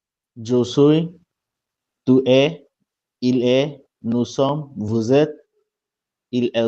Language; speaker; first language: French; non-native, learner; Bangla